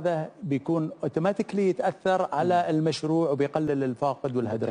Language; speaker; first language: Arabic; native; Arabic